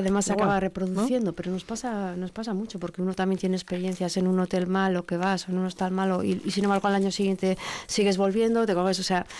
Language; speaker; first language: Spanish; native; Spanish